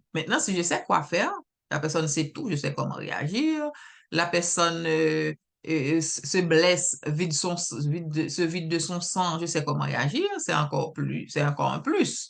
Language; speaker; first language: French; native; French